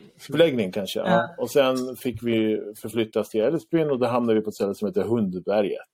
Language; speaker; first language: Swedish; early bilingual, other home language; Arabic